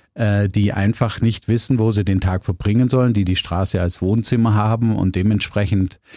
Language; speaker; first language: German; native; German